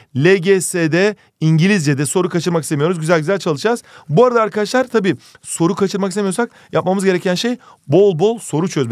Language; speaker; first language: Turkish; native; Turkish